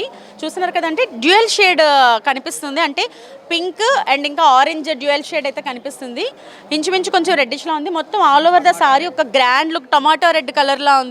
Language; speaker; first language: Telugu; native; Telugu